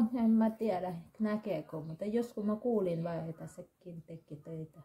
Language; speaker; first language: Finnish; non-native, learner; Thai